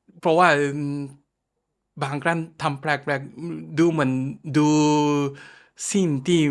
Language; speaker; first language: Thai; non-native, fluent; Japanese